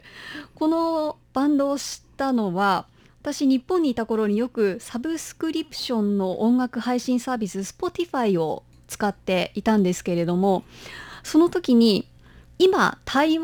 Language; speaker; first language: Japanese; native; Japanese